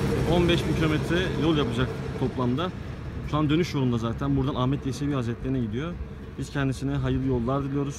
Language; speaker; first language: Turkish; native; Turkish